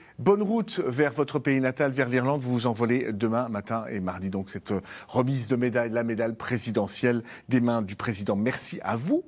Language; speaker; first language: French; native; French